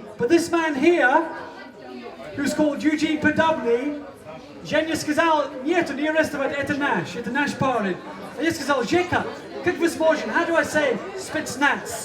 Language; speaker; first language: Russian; non-native, learner; English